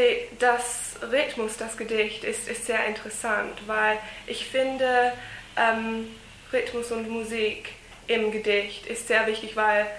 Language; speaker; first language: German; non-native, fluent; English